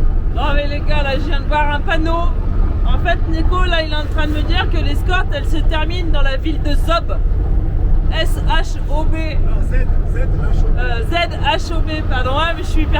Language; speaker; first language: French; native; French